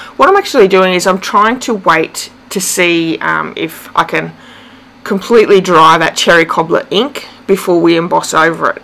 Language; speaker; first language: English; native; English